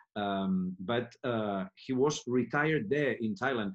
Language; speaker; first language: English; non-native, fluent; Catalan